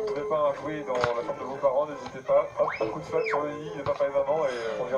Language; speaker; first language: French; native; French